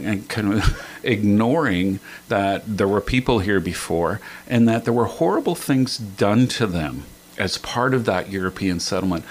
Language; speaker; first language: English; native; English